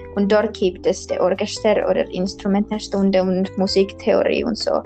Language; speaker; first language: German; non-native, learner; Finnish